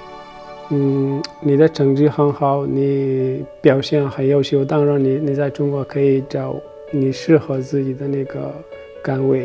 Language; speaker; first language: Chinese; non-native, learner; Arabic